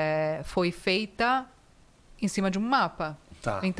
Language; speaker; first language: Portuguese; non-native, fluent; Italian